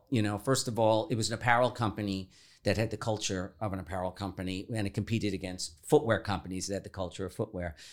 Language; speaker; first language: English; native; English